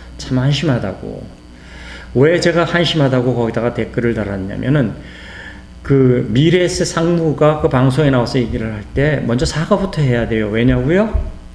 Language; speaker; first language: Korean; native; Korean